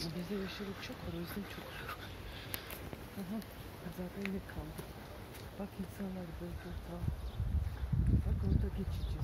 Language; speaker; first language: Turkish; non-native, learner; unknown